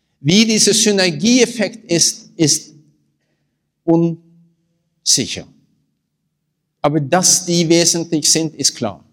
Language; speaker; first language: German; non-native, learner; Norwegian